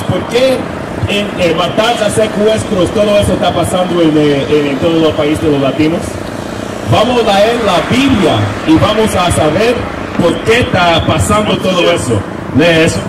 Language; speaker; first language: Spanish; non-native, learner; English